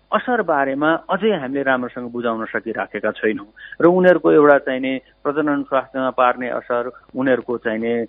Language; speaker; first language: Nepali; native; Nepali